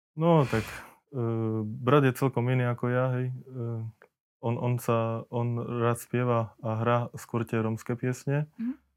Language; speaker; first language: Slovak; native; Slovak